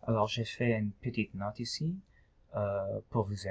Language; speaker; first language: French; non-native, local second language; English